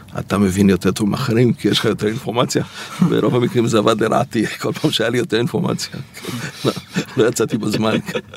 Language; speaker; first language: Hebrew; early bilingual, other home language; Polish